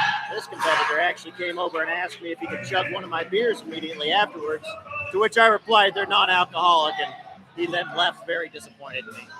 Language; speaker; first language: English; native; English